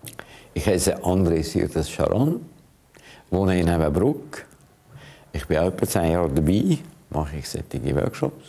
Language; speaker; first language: German; non-native, fluent; Hungarian